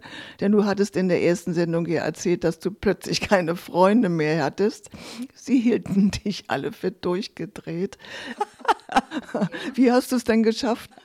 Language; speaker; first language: German; native; German